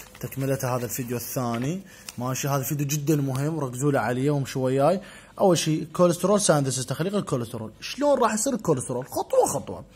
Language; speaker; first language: Arabic; native; Arabic